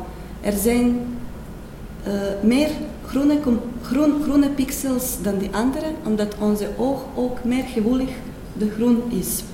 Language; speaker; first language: Dutch; non-native, fluent; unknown